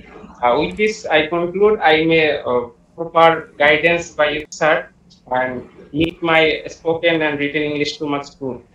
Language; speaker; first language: English; non-native, learner; Bangla